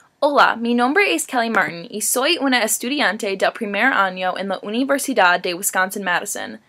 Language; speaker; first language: Spanish; non-native, learner; English